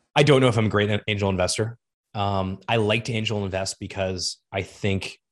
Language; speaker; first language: English; native; English